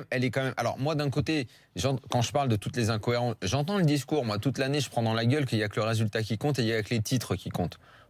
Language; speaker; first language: French; native; French